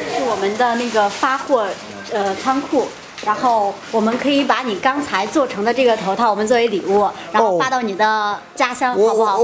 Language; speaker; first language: Chinese; native; Chinese